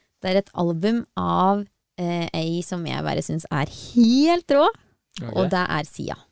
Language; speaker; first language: Norwegian; native; Norwegian